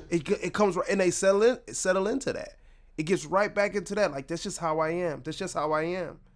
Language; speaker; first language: English; native; English